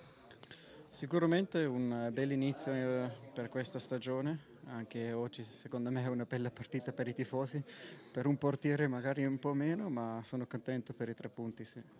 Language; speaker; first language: Italian; non-native, local second language; German